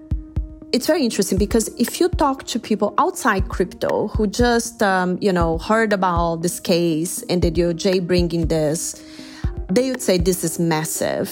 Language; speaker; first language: English; non-native, fluent; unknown